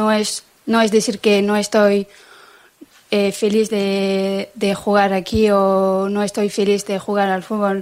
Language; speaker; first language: Spanish; non-native, fluent; French